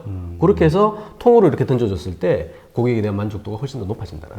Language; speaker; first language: Korean; native; Korean